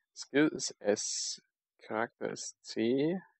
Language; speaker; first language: German; native; German